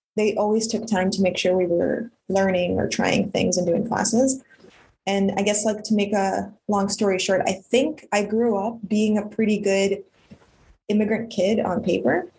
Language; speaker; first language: English; early bilingual, other home language; Russian